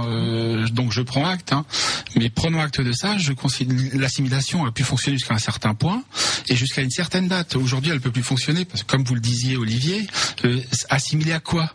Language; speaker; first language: French; native; French